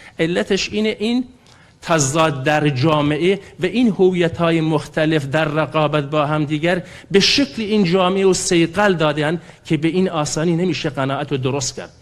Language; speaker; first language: Persian; non-native, local second language; Kurdish